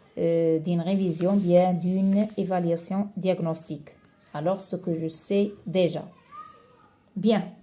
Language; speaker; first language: French; non-native, local second language; Arabic